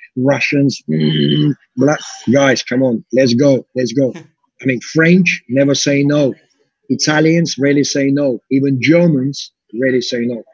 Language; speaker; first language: English; non-native, fluent; Russian